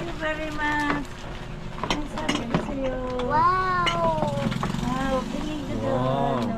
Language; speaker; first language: Korean; non-native, learner; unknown